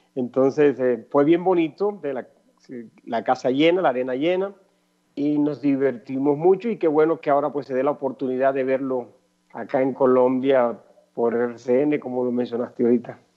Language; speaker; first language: Spanish; native; Spanish